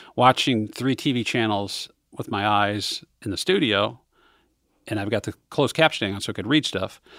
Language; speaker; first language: English; native; English